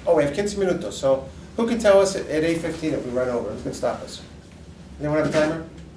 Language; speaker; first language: English; native; English